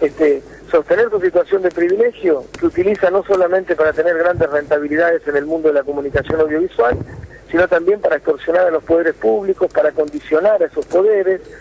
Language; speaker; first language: Spanish; native; Spanish